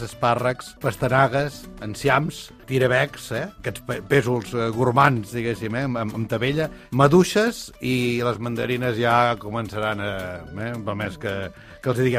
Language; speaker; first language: Catalan; native; Catalan